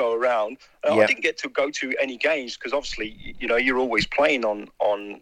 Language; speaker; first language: English; native; English